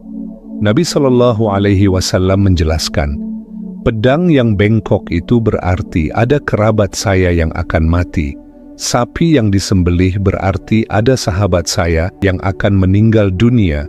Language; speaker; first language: Indonesian; native; Indonesian